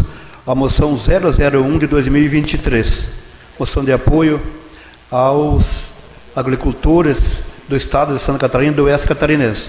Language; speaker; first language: Portuguese; native; Portuguese